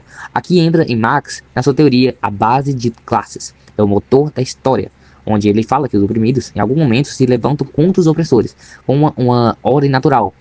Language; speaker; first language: Portuguese; native; Portuguese